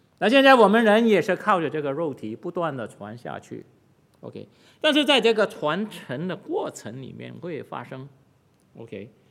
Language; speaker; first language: Chinese; non-native, local second language; Cantonese